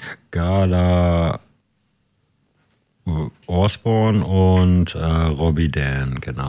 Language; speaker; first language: German; native; German